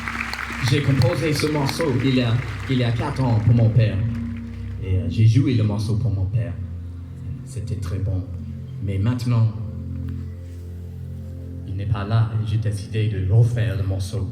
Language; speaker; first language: French; non-native, learner; English